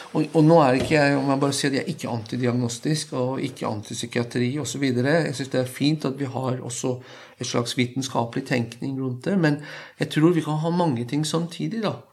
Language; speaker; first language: Norwegian; non-native, fluent; Persian